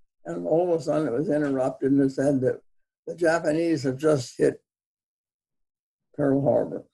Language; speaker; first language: English; native; English